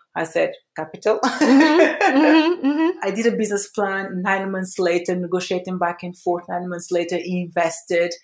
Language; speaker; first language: English; early bilingual, other home language; Portuguese